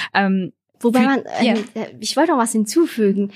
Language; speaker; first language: German; non-native, fluent; Vietnamese